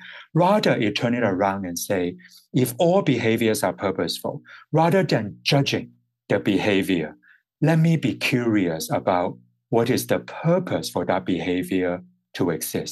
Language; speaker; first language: English; non-native, local second language; Cantonese